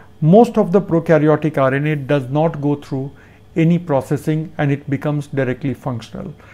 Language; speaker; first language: English; non-native, local second language; Hindi